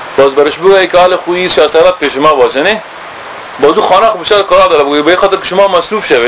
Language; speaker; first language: Persian; native; Persian